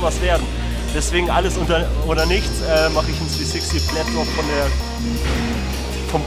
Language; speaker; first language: German; native; German